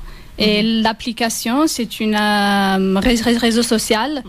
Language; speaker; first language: French; non-native, fluent; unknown